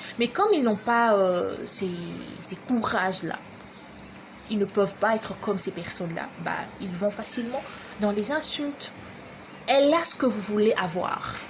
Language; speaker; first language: French; non-native, local second language; Lingala